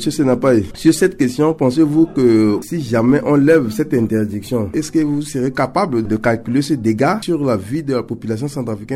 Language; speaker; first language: French; non-native, local second language; Sango